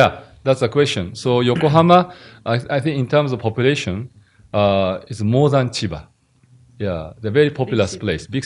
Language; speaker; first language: English; non-native, learner; Japanese